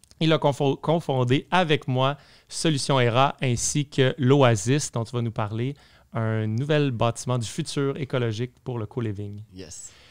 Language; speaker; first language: French; native; French